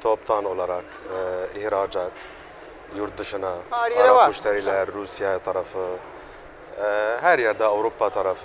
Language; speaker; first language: Turkish; non-native, learner; Arabic